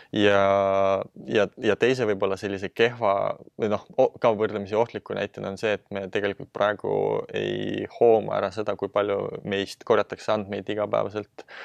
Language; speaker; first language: Estonian; non-native, local second language; Russian